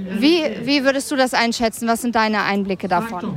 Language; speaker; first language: German; native; German